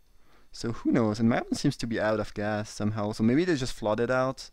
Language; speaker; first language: English; non-native, fluent; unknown